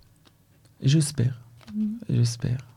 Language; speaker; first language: French; non-native, learner; Arabic